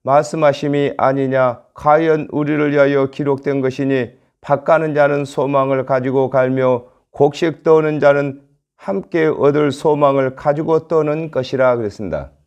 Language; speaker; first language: Korean; native; Korean